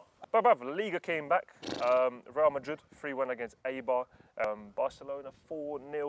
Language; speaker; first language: English; early bilingual, other home language; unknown